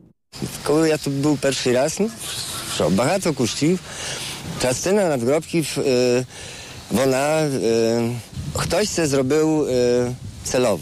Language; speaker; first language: Ukrainian; non-native, fluent; Polish